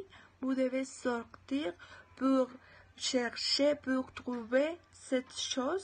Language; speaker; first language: French; non-native, learner; Spanish